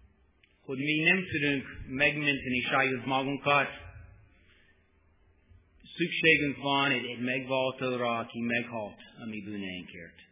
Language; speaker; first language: Hungarian; non-native, learner; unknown